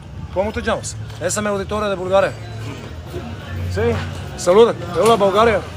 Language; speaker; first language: Spanish; non-native, learner; Bulgarian